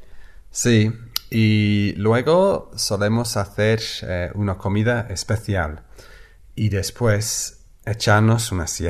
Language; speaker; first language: Spanish; non-native, fluent; English